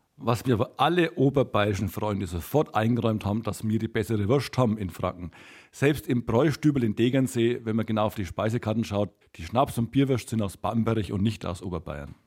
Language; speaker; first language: German; native; German